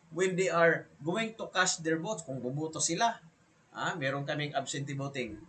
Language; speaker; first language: English; non-native, local second language; Filipino